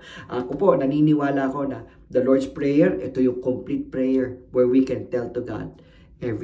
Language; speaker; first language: Filipino; native; Filipino